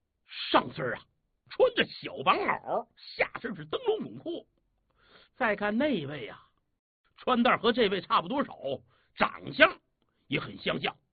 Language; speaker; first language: Chinese; native; Chinese